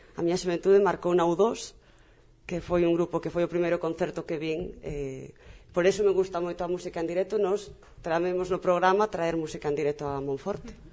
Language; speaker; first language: Galician; non-native, local second language; Spanish